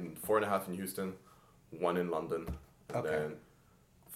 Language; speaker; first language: English; early bilingual, other home language; French